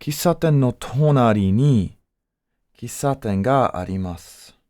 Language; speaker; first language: Japanese; non-native, learner; English